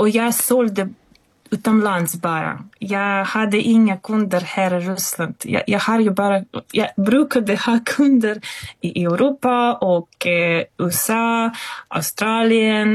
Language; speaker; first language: Swedish; non-native, fluent; Russian